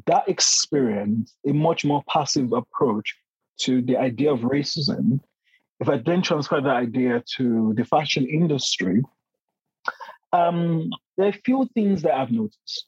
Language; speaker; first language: English; non-native, local second language; Yoruba